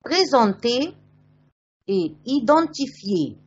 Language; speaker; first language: French; non-native, fluent; Arabic